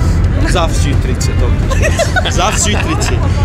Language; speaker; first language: Russian; non-native, learner; Turkish